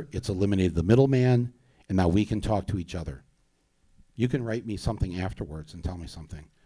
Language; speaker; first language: English; native; English